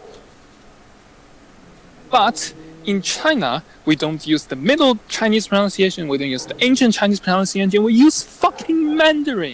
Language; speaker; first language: English; non-native, fluent; Chinese